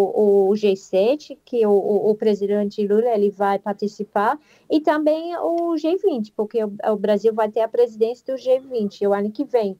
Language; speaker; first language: Portuguese; non-native, fluent; English